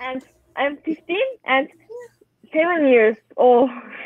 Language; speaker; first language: English; non-native, learner; Turkish